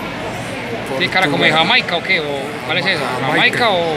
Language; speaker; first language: Spanish; native; Spanish